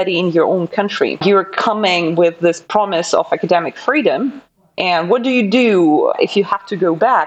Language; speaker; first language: English; non-native, fluent; Russian